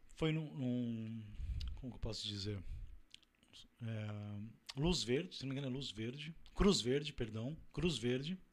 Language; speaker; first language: Portuguese; native; Portuguese